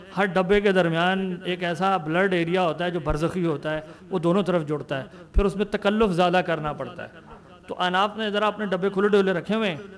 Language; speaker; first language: Urdu; native; Urdu